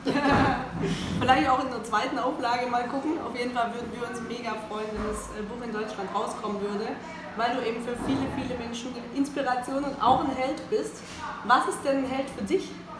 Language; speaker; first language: German; native; German